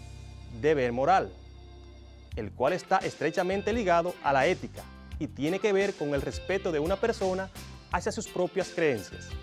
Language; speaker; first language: Spanish; native; Spanish